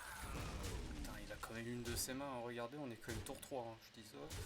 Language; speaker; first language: French; native; French